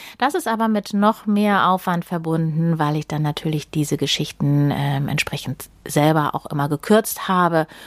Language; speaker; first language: German; native; German